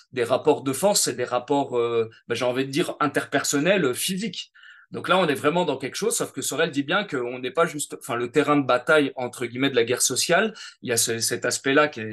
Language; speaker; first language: French; native; French